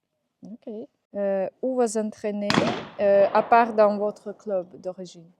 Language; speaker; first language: French; non-native, learner; Russian